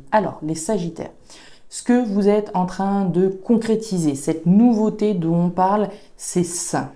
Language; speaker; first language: French; native; French